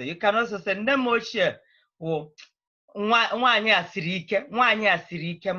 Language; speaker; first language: Igbo; native; Igbo